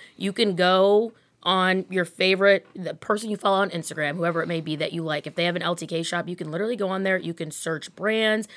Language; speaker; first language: English; native; English